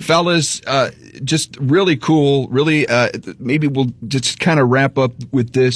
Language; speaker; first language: English; native; English